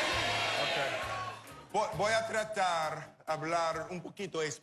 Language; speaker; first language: Spanish; non-native, learner; English